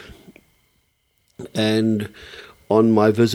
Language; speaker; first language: English; early bilingual, other home language; German